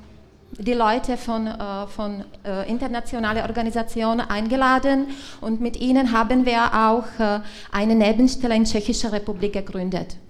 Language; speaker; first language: German; non-native, learner; Czech